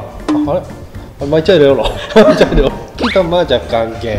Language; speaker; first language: Thai; non-native, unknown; Japanese